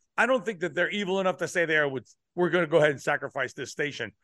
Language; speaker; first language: English; native; English